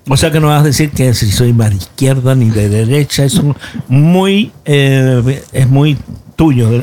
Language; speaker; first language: Spanish; native; Spanish